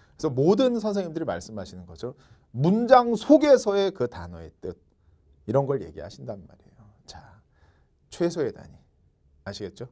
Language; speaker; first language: Korean; native; Korean